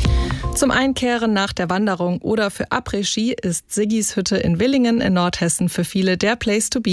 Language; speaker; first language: German; native; German